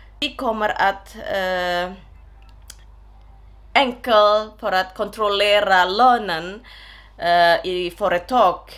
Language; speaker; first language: Swedish; non-native, learner; Indonesian